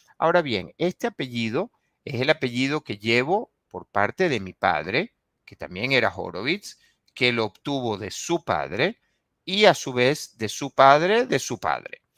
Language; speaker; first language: Spanish; native; Spanish